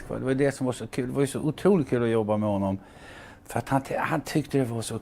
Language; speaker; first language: Swedish; native; Swedish